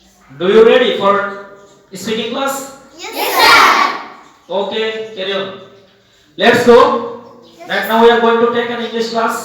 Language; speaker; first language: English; non-native, learner; Bangla